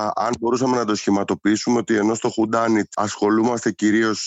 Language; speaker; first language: Greek; native; Greek